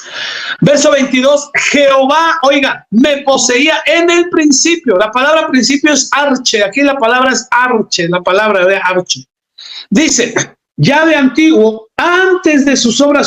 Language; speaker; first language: Spanish; native; Spanish